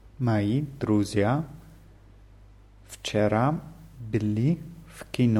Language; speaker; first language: Russian; non-native, learner; German